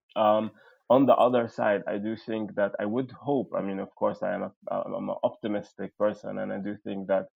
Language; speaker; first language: English; non-native, fluent; Arabic